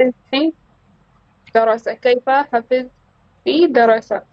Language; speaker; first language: Arabic; non-native, learner; Urdu